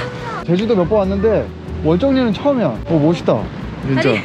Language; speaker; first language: Korean; native; Korean